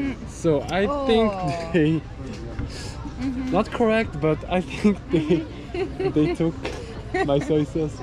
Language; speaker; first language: English; non-native, learner; Korean